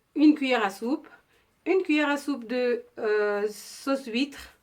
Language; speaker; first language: French; non-native, learner; Indonesian